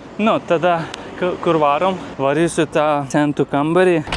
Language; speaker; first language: Lithuanian; non-native, learner; Turkish